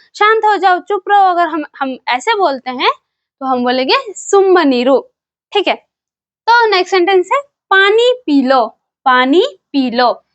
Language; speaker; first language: Hindi; non-native, local second language; Kannada